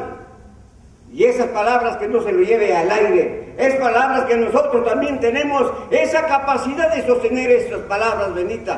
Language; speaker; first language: Spanish; non-native, local second language; Zapotec